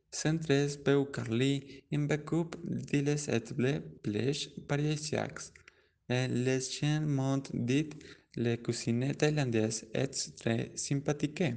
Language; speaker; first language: French; non-native, learner; Spanish